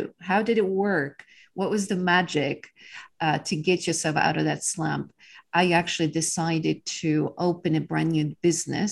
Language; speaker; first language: English; non-native, fluent; Polish